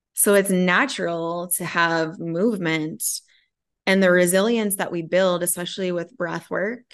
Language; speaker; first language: English; native; English